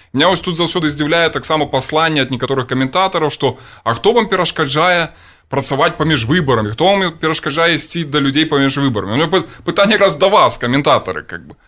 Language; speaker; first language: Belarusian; non-native, local second language; Russian